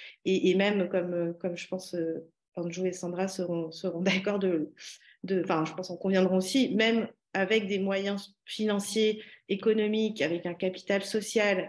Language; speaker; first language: French; native; French